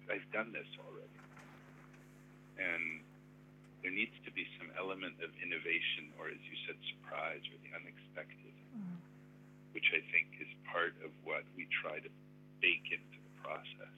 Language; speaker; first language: English; native; English